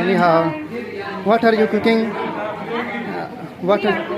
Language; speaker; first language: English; non-native, learner; Urdu